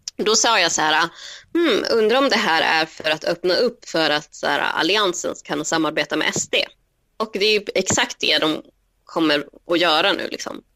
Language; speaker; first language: Swedish; early bilingual, other home language; Spanish